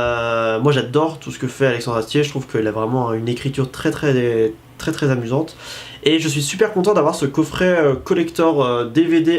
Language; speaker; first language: French; native; French